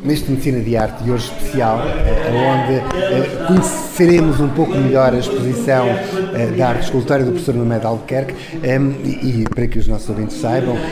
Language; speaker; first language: Portuguese; native; Portuguese